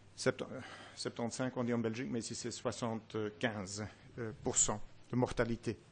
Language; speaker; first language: French; non-native, fluent; Dutch